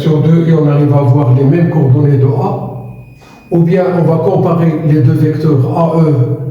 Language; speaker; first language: French; non-native, local second language; Arabic